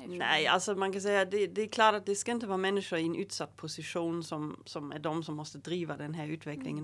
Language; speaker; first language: Swedish; native; Swedish